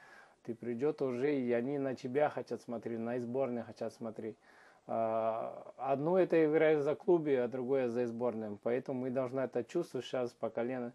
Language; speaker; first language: Russian; non-native, learner; Portuguese